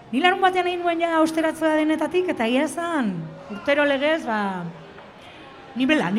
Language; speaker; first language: Basque; native; Basque